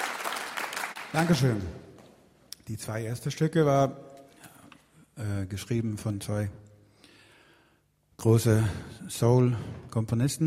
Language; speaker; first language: German; non-native, learner; Swedish